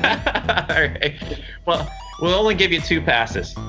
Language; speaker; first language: English; native; English